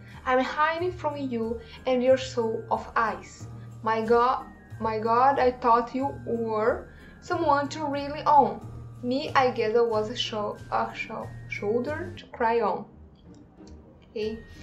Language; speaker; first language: English; non-native, fluent; Portuguese